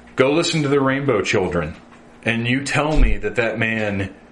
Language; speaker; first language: English; native; English